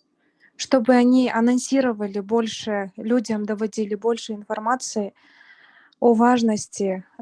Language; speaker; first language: Russian; native; Russian